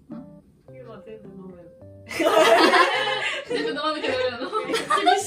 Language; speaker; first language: Japanese; native; Japanese